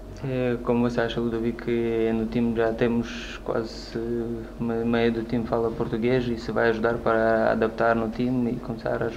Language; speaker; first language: Portuguese; non-native, fluent; Romanian